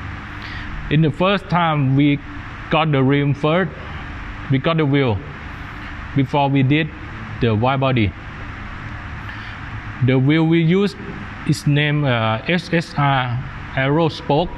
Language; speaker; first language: English; non-native, learner; Thai